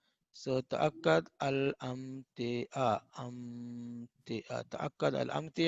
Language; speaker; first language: Arabic; non-native, fluent; Hindi